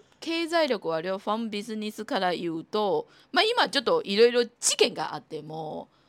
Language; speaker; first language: Japanese; non-native, fluent; Cantonese